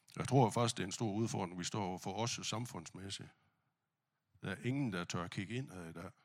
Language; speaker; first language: Danish; non-native, fluent; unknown